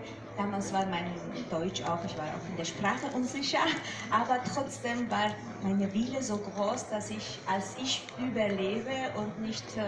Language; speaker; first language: German; non-native, fluent; Georgian